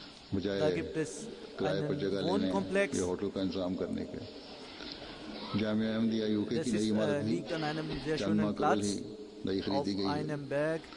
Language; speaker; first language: German; non-native, fluent; Urdu